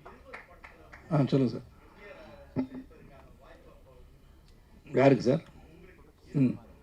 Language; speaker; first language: Tamil; native; Tamil